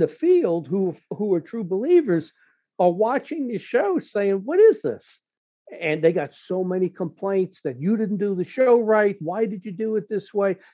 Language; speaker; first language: English; native; English